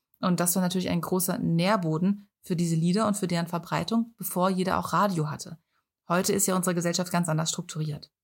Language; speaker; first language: German; native; German